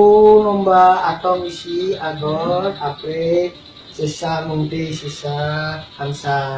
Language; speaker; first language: French; non-native, learner; Indonesian